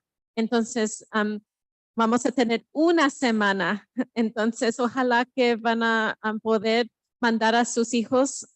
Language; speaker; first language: Spanish; early bilingual, heritage; Spanish